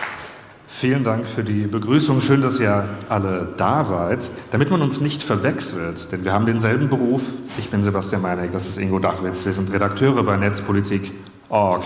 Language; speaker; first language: German; native; German